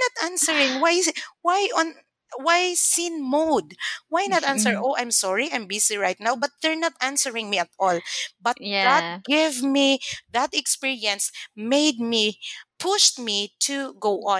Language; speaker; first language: English; non-native, local second language; Cebuano